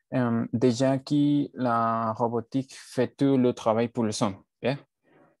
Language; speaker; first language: French; non-native, learner; Spanish